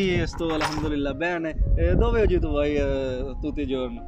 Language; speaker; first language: Italian; non-native, learner; Urdu